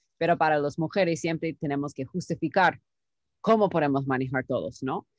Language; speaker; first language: Spanish; non-native, fluent; English